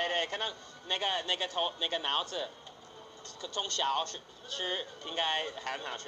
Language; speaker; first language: Chinese; non-native, learner; English